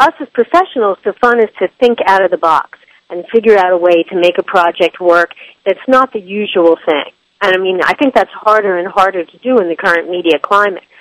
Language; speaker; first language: English; native; English